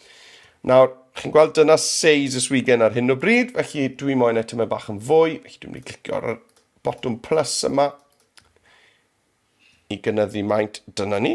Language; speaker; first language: Welsh; native; Welsh